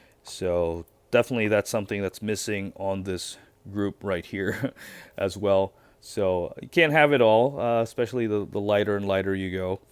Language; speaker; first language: English; native; English